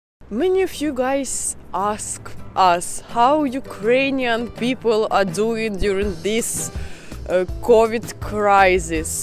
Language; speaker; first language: English; non-native, fluent; Russian